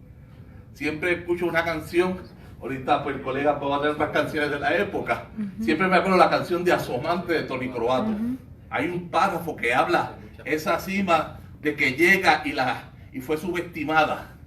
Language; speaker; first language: Spanish; native; Spanish